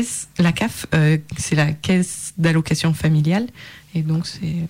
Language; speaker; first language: French; native; French